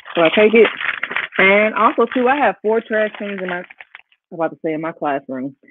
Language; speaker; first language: English; native; English